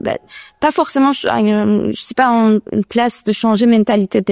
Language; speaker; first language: French; non-native, learner; Persian